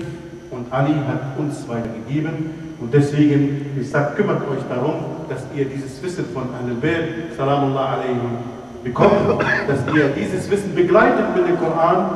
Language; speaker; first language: German; non-native, fluent; Arabic